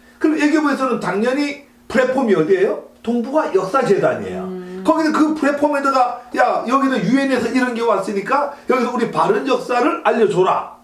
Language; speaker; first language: Korean; native; Korean